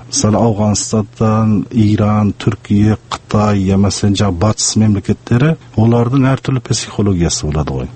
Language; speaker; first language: Kazakh; early bilingual, heritage; Kazakh